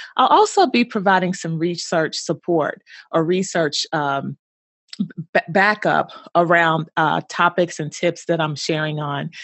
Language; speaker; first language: English; native; English